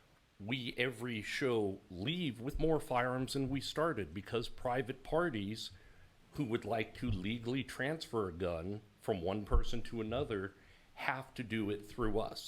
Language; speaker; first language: English; native; English